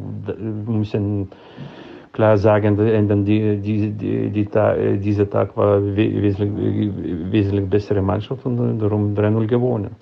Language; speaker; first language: German; non-native, fluent; Lithuanian